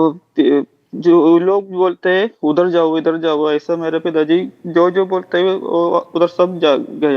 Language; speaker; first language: Hindi; non-native, local second language; Malayalam